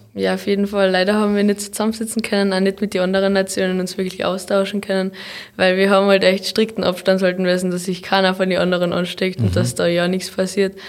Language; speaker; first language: German; native; German